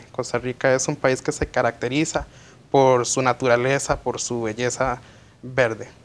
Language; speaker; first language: Spanish; native; Spanish